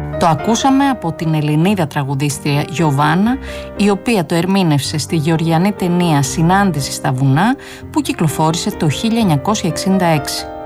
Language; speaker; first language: Greek; native; Greek